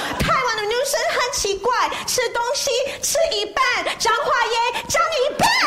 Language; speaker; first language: Chinese; non-native, fluent; English